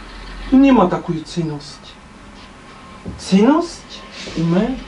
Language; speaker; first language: Russian; non-native, learner; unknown